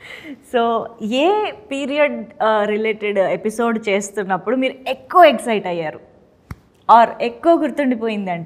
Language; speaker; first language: Telugu; native; Telugu